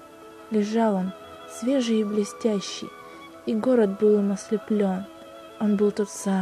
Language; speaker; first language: Russian; native; Russian